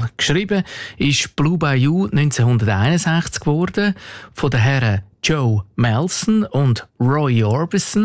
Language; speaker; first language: German; native; German